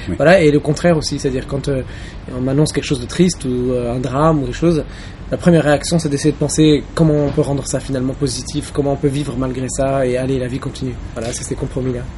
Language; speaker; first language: French; early bilingual, other home language; Arabic